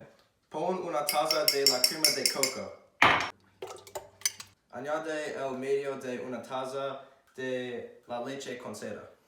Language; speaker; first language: Spanish; non-native, learner; English